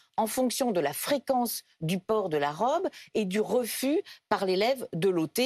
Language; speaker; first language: French; native; French